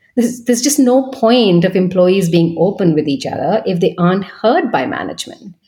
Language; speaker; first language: English; non-native, local second language; Bangla